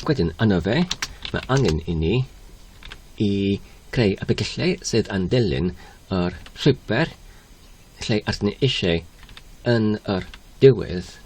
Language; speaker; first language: Welsh; non-native, fluent; English